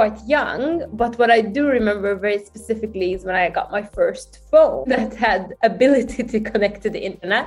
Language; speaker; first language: English; non-native, fluent; Hungarian